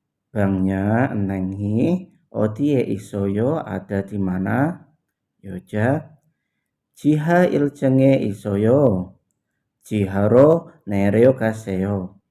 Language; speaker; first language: Korean; non-native, learner; Indonesian